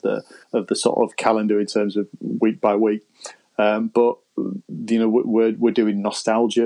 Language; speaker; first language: English; native; English